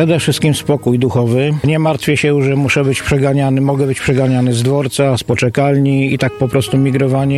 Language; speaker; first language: Polish; native; Polish